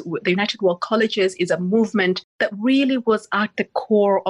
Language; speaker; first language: English; non-native, local second language; Gusii